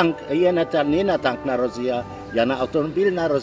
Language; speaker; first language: Russian; non-native, learner; German